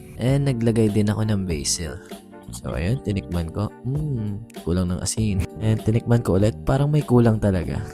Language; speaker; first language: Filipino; native; Filipino